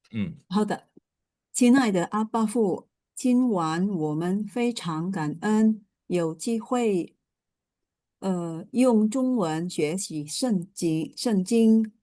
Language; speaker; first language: Chinese; non-native, fluent; Indonesian